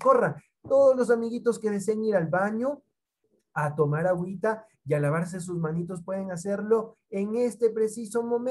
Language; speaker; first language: Spanish; native; Spanish